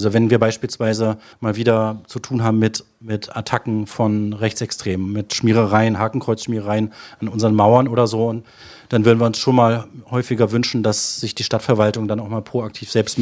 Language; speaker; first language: German; native; German